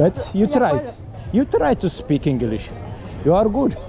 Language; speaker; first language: English; non-native, learner; Amharic